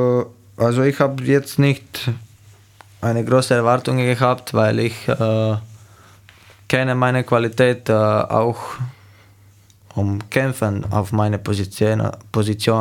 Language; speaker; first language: German; non-native, fluent; Slovenian